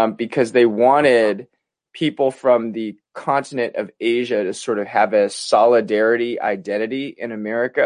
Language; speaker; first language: English; native; English